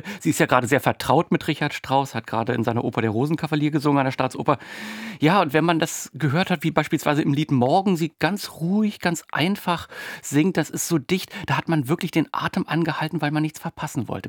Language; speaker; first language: German; native; German